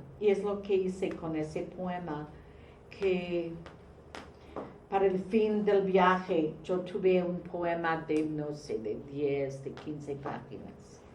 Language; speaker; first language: Spanish; non-native, fluent; English